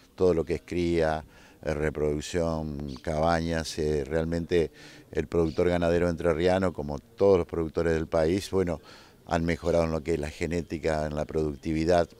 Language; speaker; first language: Spanish; native; Spanish